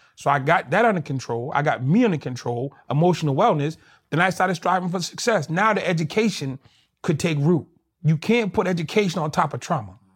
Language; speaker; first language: English; native; English